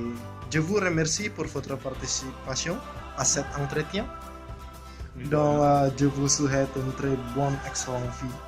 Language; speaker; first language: French; non-native, learner; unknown